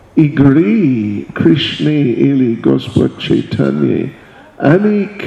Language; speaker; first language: Russian; non-native, learner; English